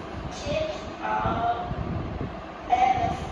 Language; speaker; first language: English; non-native, learner; Vietnamese